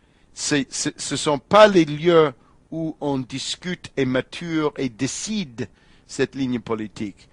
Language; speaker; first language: French; non-native, fluent; English